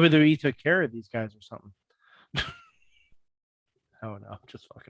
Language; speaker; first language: English; native; English